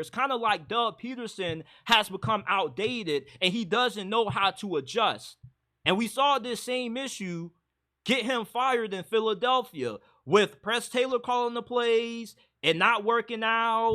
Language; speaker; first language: English; native; English